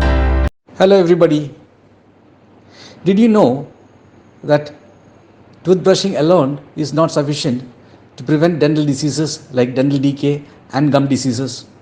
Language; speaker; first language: English; non-native, local second language; Malayalam